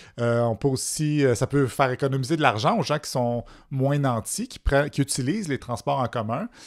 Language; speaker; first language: French; native; French